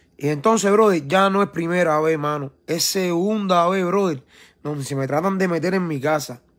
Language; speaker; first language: Spanish; native; Spanish